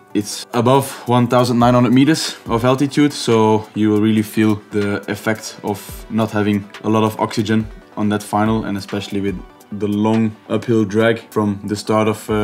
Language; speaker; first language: English; non-native, fluent; Dutch